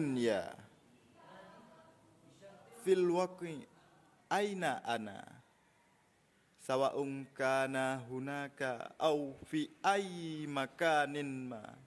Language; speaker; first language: Arabic; non-native, learner; Achinese